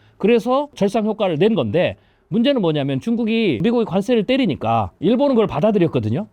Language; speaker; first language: Korean; native; Korean